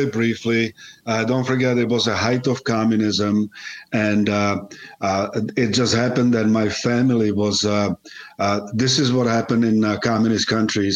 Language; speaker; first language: English; non-native, fluent; Czech